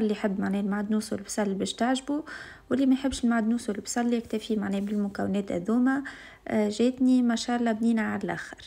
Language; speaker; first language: Arabic; native; Arabic